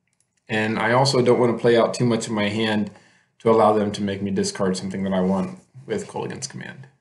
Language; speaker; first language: English; native; English